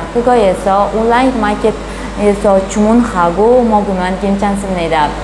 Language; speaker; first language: Korean; non-native, fluent; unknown